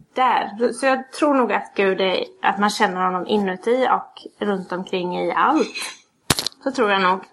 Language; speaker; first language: Swedish; native; Swedish